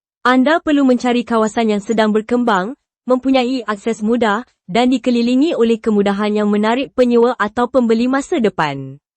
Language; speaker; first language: Malay; native; Malay